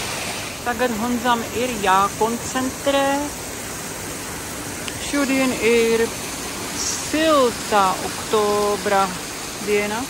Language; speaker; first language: Latvian; non-native, learner; Czech